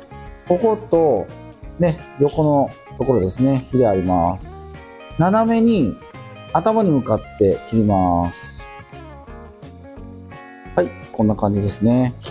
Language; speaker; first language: Japanese; native; Japanese